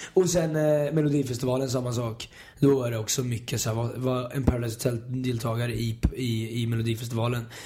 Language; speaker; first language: Swedish; native; Swedish